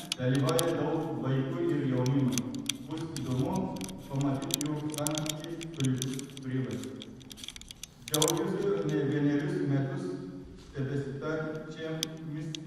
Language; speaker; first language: Lithuanian; non-native, fluent; Turkish